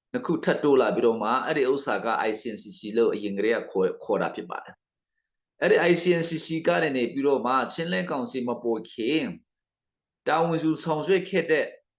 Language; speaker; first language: Burmese; non-native, local second language; Hakha Chin